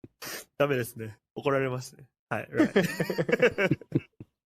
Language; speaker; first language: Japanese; native; Japanese